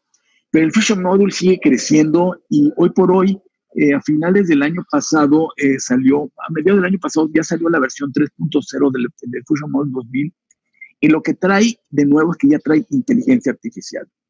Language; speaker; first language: Spanish; native; Spanish